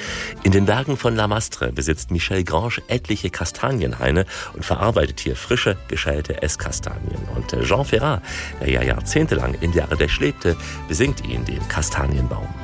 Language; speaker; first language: German; native; German